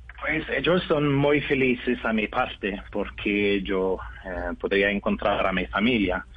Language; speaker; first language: Spanish; non-native, learner; Norwegian